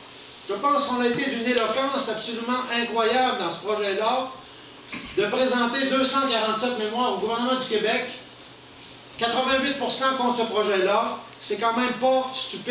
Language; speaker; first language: French; native; French